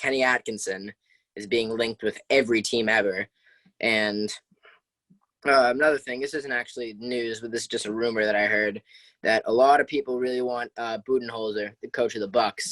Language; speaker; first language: English; native; English